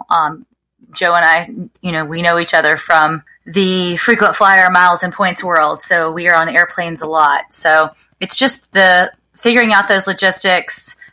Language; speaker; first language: English; native; English